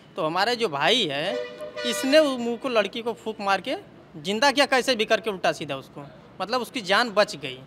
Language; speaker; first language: Hindi; native; Hindi